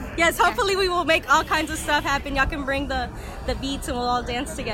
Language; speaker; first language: English; early bilingual, other home language; Spanish